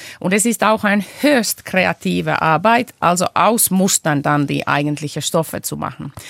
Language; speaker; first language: German; non-native, fluent; Finnish